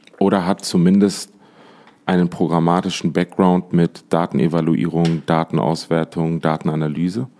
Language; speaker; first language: German; native; German